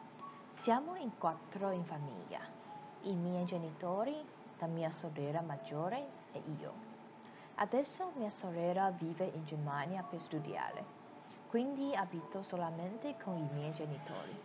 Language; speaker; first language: Italian; non-native, learner; Chinese